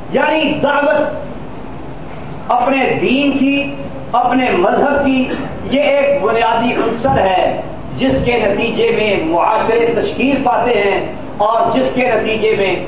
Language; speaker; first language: Urdu; non-native, local second language; Punjabi